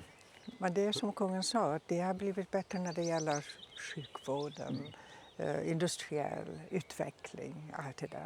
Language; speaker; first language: Swedish; non-native, fluent; German